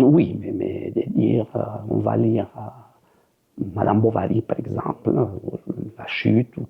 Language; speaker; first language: French; non-native, fluent; Spanish